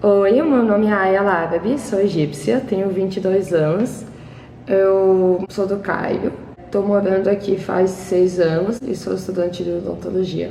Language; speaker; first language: Portuguese; non-native, fluent; Arabic